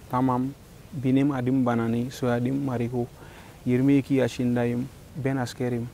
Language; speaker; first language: Turkish; non-native, learner; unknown